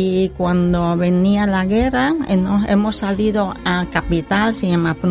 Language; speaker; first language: Spanish; non-native, learner; Khmer